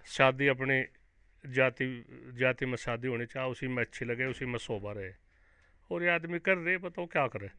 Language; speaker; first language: Hindi; native; Hindi